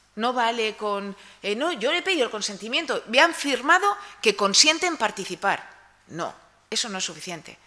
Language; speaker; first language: Spanish; native; Spanish